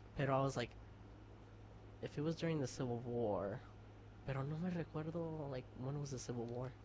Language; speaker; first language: English; early bilingual, other home language; Spanish